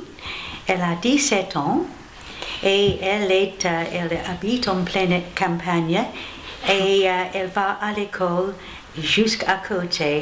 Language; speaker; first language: French; non-native, learner; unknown